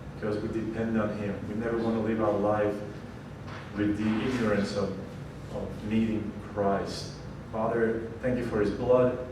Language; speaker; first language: English; non-native, fluent; Hungarian